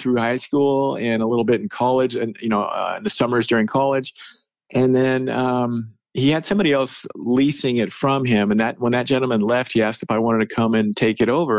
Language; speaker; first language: English; native; English